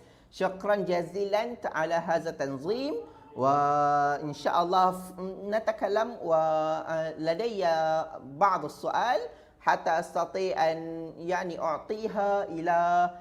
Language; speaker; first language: Arabic; non-native, learner; Malay